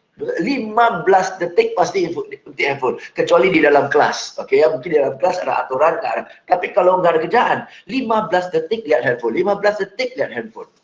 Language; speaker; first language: Indonesian; non-native, fluent; English